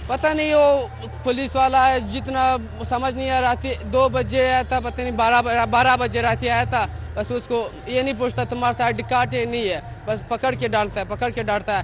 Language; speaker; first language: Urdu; non-native, learner; Pashto